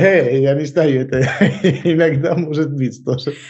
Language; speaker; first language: Russian; non-native, learner; Spanish